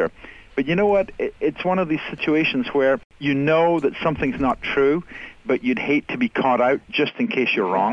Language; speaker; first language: English; native; English